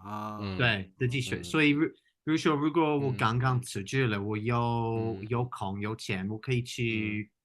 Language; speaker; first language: Chinese; non-native, fluent; English